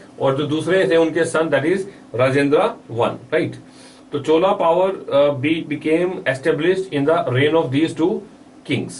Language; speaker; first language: English; non-native, local second language; Hindi